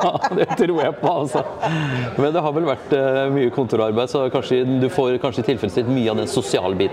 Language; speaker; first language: Norwegian; native; Norwegian